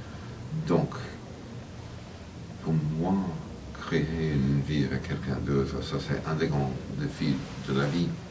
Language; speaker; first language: French; non-native, fluent; English